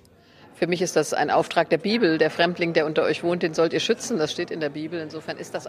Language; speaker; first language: German; native; German